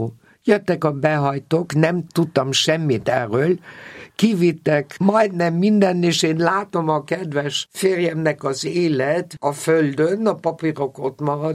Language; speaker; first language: Hungarian; non-native, fluent; German